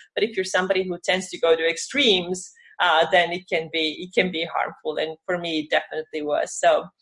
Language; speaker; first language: English; non-native, fluent; Estonian